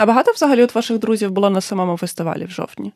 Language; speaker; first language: Ukrainian; native; Ukrainian